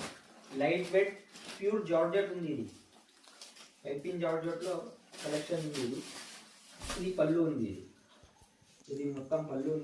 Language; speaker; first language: Telugu; non-native, local second language; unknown